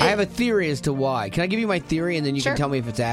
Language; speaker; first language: English; native; English